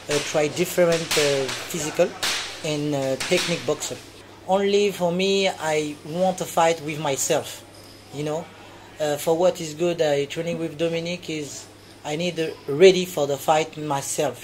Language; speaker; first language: English; non-native, learner; French